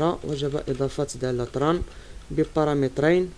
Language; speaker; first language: Arabic; native; Arabic